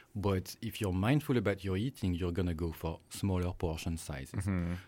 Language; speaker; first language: English; non-native, fluent; French